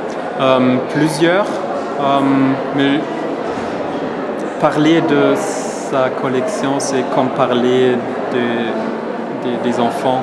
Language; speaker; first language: French; non-native, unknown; German